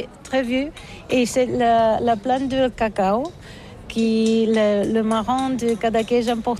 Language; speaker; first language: French; non-native, learner; Catalan